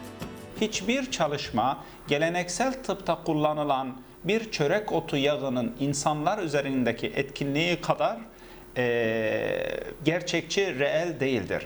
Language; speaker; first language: Turkish; native; Turkish